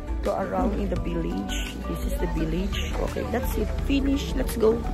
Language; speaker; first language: English; non-native, local second language; Filipino